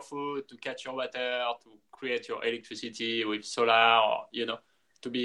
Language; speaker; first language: English; non-native, fluent; French